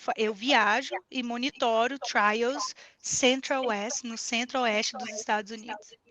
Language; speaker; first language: Portuguese; native; Portuguese